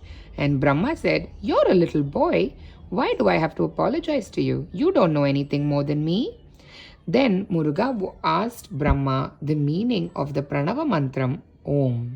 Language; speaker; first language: English; non-native, local second language; Tamil